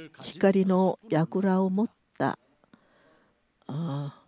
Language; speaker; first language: Japanese; non-native, fluent; Korean